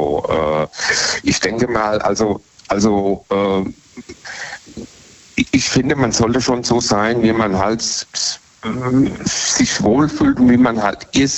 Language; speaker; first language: German; native; German